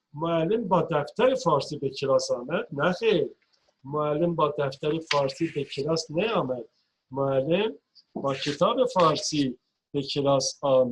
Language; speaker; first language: Persian; non-native, fluent; Turkish